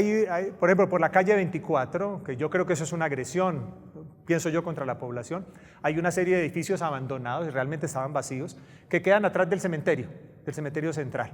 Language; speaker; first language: Spanish; native; Spanish